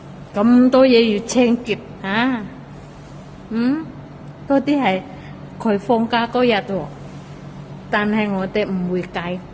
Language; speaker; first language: Cantonese; non-native, fluent; Indonesian